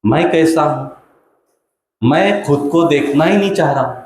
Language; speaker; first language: Hindi; non-native, local second language; Marathi